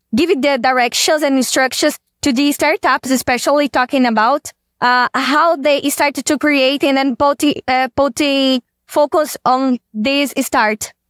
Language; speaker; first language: English; non-native, fluent; Portuguese